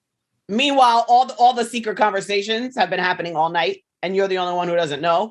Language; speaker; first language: English; native; English